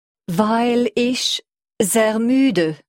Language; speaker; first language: German; non-native, learner; French